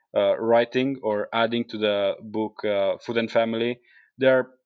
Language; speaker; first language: English; non-native, fluent; Italian